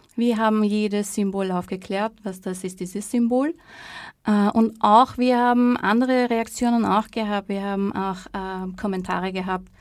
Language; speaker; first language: German; non-native, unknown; Persian